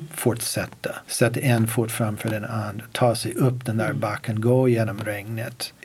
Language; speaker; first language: Swedish; non-native, fluent; English